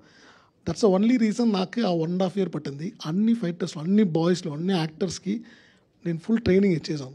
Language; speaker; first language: Telugu; non-native, learner; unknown